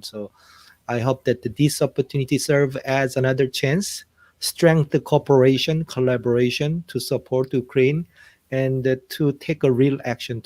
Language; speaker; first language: English; non-native, fluent; Korean